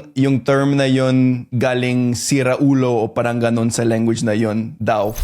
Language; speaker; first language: Filipino; non-native, fluent; English